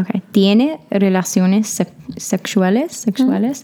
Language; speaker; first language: Spanish; non-native, learner; English